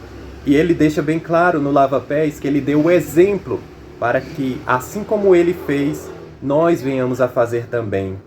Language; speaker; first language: Portuguese; native; Portuguese